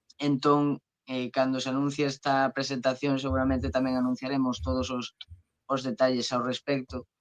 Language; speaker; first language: Galician; native; Galician